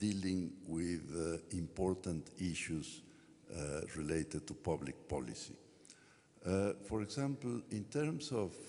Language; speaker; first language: English; non-native, fluent; Spanish